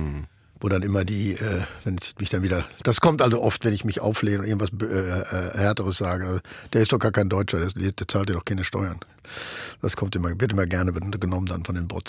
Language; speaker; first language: German; native; German